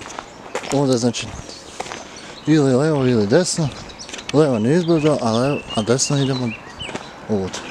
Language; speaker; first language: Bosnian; early bilingual, heritage; Serbian